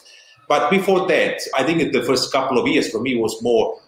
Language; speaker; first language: English; non-native, fluent; Italian